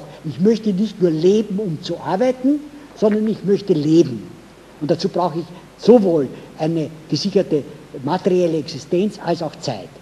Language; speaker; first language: German; native; German